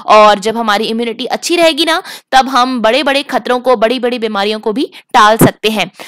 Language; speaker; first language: Hindi; native; Hindi